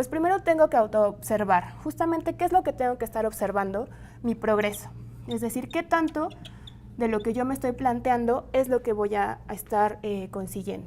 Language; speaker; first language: Spanish; native; Spanish